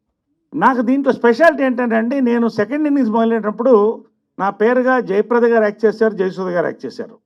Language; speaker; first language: Telugu; native; Telugu